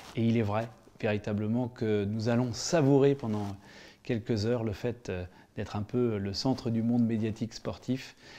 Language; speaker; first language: French; native; French